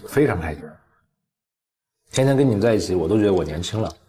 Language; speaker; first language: Chinese; native; Chinese